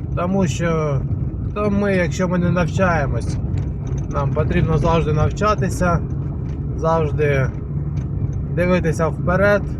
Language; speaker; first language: Ukrainian; non-native, local second language; Russian